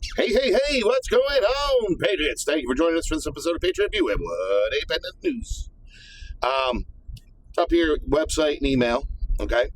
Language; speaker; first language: English; native; English